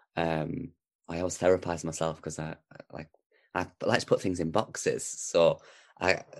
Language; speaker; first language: English; native; English